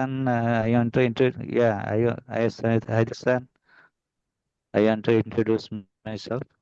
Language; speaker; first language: English; non-native, local second language; Bangla